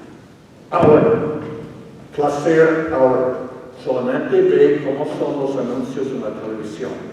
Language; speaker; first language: Spanish; non-native, fluent; English